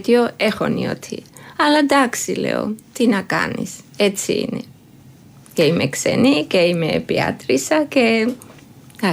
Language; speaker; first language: Greek; non-native, learner; Georgian